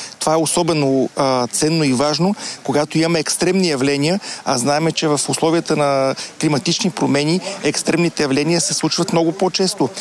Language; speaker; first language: Bulgarian; native; Bulgarian